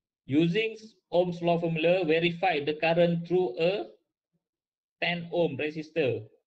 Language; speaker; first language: English; non-native, local second language; Malay